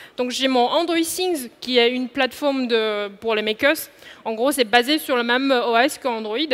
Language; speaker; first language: French; non-native, fluent; Chinese